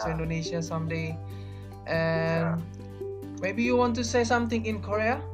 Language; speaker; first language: English; non-native, learner; Indonesian